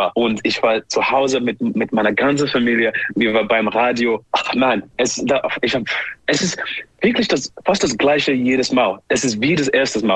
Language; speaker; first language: German; non-native, fluent; English